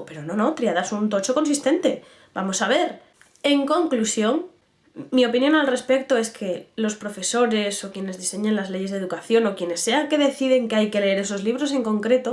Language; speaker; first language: Spanish; native; Spanish